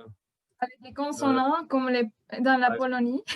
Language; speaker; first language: French; non-native, fluent; Spanish